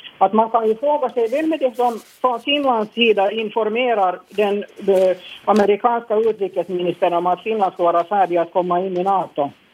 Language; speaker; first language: Swedish; native; Swedish